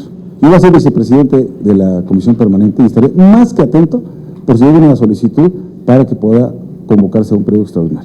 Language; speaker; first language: Spanish; native; Spanish